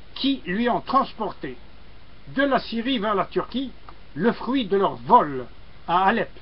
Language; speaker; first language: French; non-native, local second language; Arabic